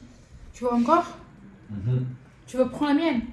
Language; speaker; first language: French; non-native, learner; Indonesian